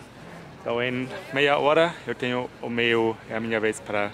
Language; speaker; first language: Portuguese; non-native, fluent; German